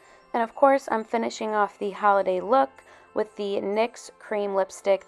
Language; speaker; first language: English; native; English